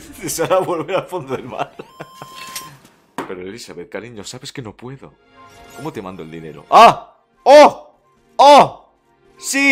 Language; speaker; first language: Spanish; native; Spanish